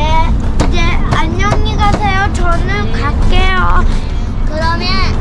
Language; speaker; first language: Korean; early bilingual, heritage; Korean